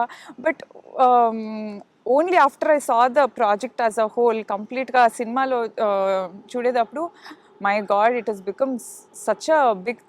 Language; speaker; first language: Telugu; non-native, learner; Kannada